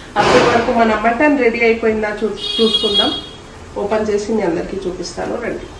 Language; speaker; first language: Telugu; non-native, local second language; Urdu